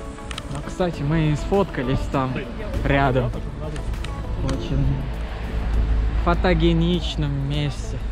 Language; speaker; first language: Russian; non-native, learner; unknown